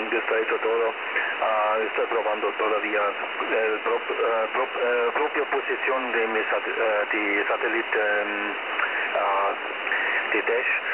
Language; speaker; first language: Spanish; non-native, learner; German